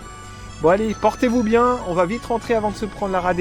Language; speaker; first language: French; native; French